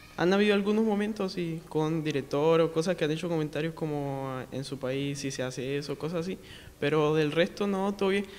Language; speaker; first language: Spanish; native; Spanish